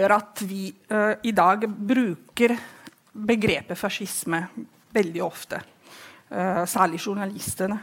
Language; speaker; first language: Norwegian; non-native, fluent; Italian